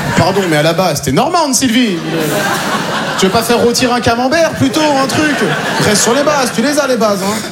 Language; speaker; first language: French; native; French